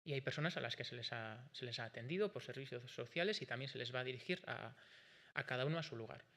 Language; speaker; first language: Spanish; non-native, local second language; Basque